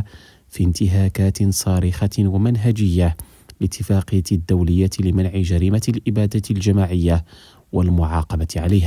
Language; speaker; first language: Arabic; non-native, fluent; Indonesian